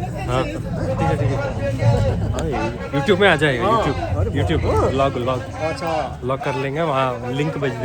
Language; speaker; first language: Hindi; non-native, fluent; Telugu